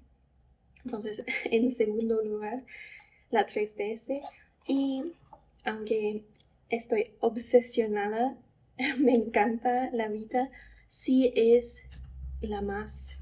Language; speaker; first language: Spanish; non-native, fluent; English